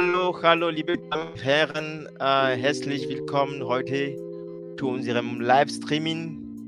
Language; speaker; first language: German; non-native, fluent; French